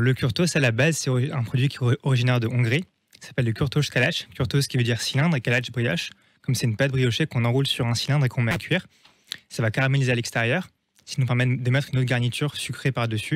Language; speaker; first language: French; native; French